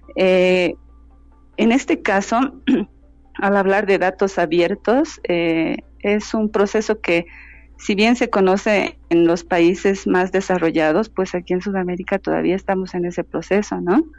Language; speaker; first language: Spanish; native; Spanish